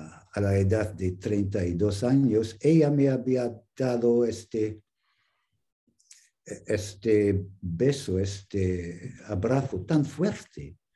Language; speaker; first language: Spanish; non-native, fluent; English